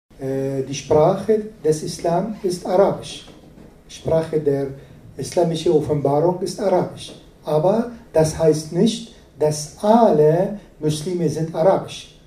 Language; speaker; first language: German; non-native, fluent; Arabic